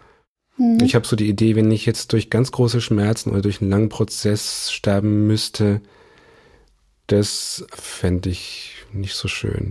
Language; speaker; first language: German; native; German